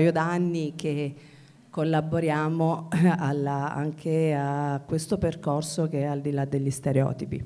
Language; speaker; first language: Italian; native; Italian